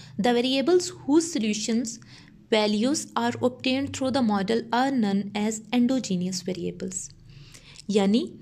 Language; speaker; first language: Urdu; non-native, local second language; Punjabi